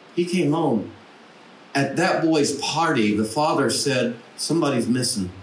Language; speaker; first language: English; native; English